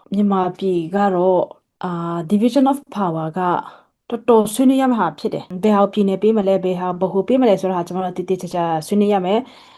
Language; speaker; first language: Burmese; non-native, local second language; Tedim Chin